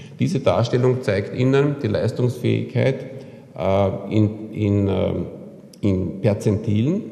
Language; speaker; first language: German; native; German